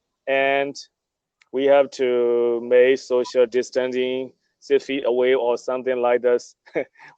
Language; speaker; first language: English; non-native, learner; Burmese